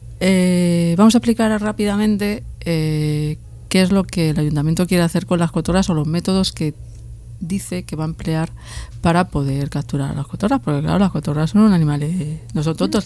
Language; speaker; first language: Spanish; native; Spanish